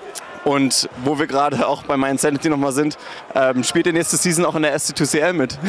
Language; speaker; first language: German; native; German